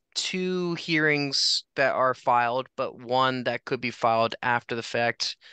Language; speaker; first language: English; native; English